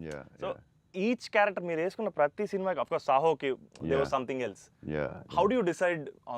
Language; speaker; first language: Telugu; native; Telugu